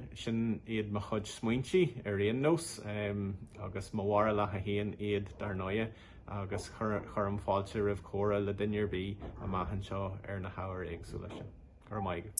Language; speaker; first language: Irish; non-native, local second language; English